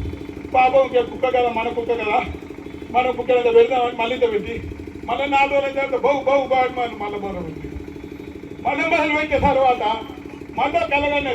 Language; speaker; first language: Telugu; native; Telugu